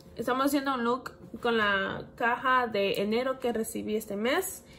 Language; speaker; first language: Spanish; early bilingual, heritage; Spanish